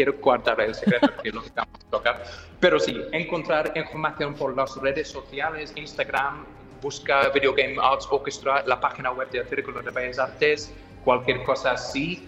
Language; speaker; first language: Spanish; non-native, fluent; English